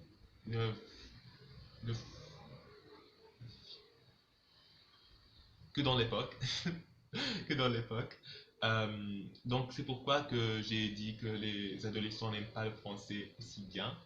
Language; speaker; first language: French; non-native, local second language; Arabic